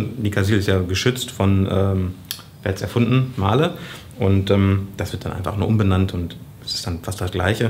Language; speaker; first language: German; native; German